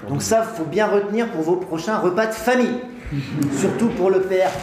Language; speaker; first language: French; native; French